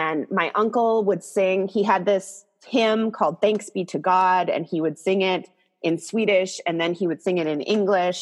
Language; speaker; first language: English; native; English